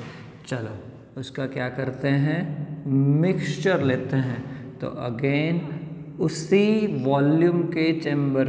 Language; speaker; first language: Hindi; non-native, local second language; Gujarati